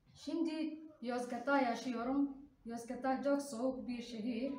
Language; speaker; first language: Turkish; non-native, learner; Somali